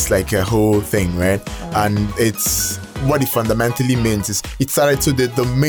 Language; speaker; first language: English; non-native, local second language; Igbo